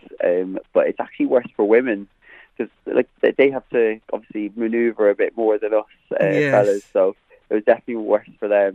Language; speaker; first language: English; native; English